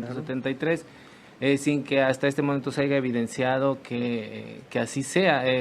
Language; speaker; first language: Spanish; native; Spanish